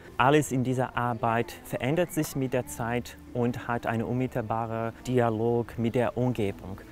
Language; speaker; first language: German; non-native, fluent; Portuguese